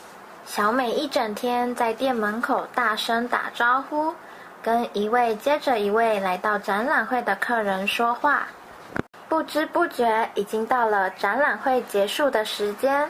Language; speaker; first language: Chinese; native; Chinese